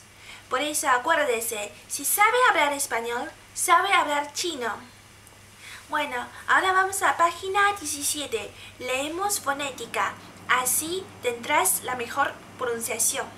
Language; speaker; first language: Spanish; non-native, fluent; Chinese